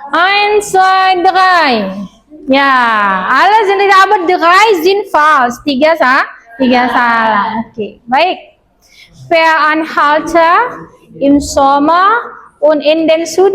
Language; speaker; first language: German; non-native, learner; Indonesian